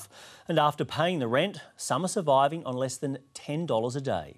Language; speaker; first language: English; native; English